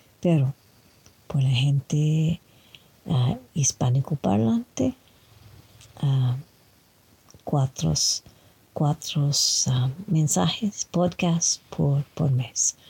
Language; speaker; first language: Spanish; non-native, fluent; French